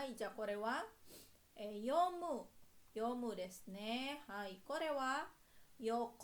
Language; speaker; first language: Japanese; non-native, fluent; Indonesian